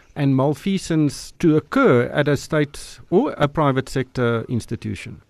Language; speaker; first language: English; non-native, local second language; Afrikaans